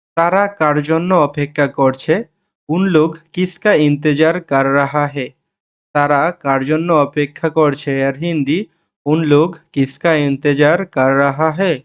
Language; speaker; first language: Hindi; non-native, learner; Bangla